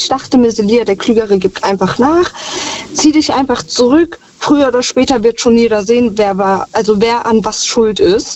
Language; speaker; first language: German; native; German